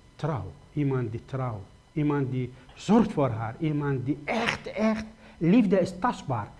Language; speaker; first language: Dutch; non-native, fluent; Arabic